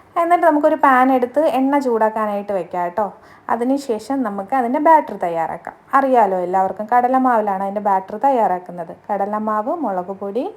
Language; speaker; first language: Malayalam; native; Malayalam